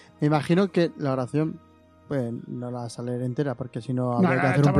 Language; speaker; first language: Spanish; native; Spanish